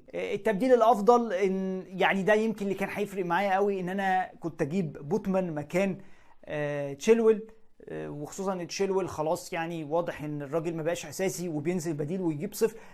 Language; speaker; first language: Arabic; native; Arabic